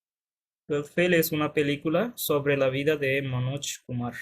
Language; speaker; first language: Spanish; non-native, fluent; Bangla